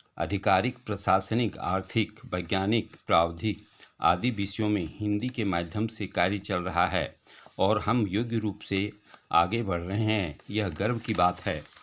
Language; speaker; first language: Hindi; native; Hindi